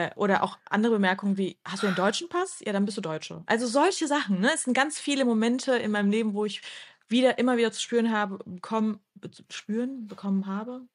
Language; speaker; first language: German; early bilingual, other home language; Turkish